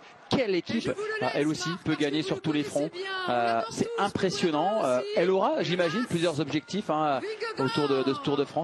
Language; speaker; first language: French; native; French